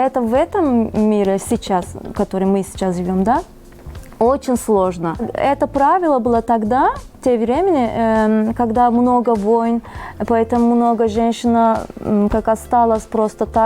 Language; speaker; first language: Russian; non-native, fluent; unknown